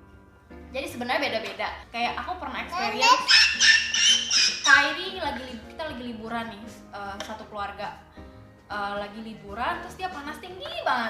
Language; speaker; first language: Indonesian; native; Indonesian